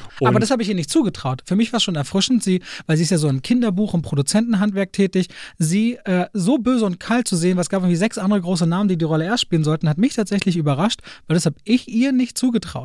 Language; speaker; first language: German; native; German